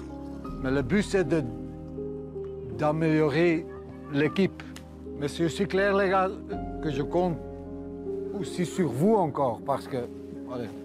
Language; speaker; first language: French; non-native, local second language; Dutch